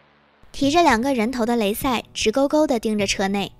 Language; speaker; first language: Chinese; native; Chinese